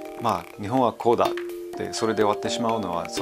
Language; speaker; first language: Japanese; non-native, fluent; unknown